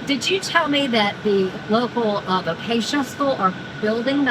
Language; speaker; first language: English; native; English